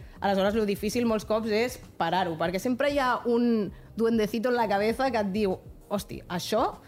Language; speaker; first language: Catalan; non-native, local second language; Spanish